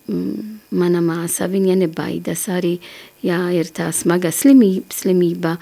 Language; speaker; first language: Latvian; non-native, learner; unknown